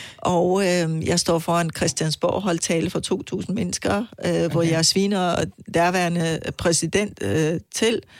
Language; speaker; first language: Danish; non-native, fluent; Persian